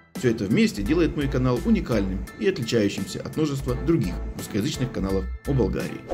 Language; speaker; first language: Russian; native; Russian